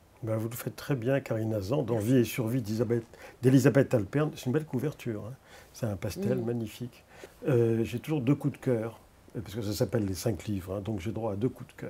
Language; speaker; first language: French; native; French